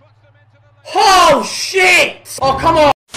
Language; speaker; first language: English; native; English